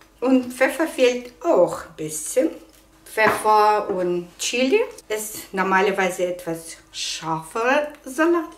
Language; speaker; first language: German; non-native, fluent; Russian